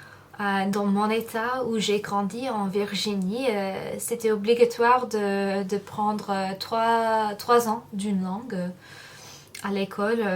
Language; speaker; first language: French; non-native, fluent; English